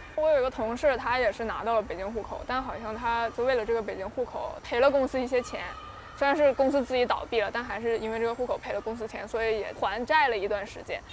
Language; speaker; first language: Chinese; native; Chinese